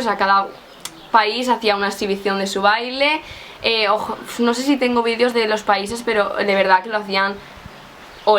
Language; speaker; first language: Spanish; native; Spanish